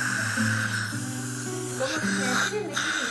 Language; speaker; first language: Korean; native; Korean